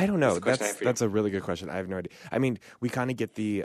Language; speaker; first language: English; native; English